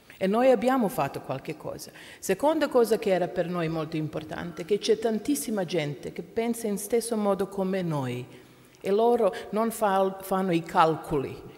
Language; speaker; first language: Italian; non-native, learner; Croatian